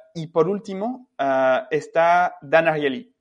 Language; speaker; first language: Spanish; non-native, fluent; French